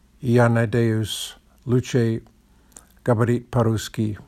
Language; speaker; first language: Russian; non-native, learner; English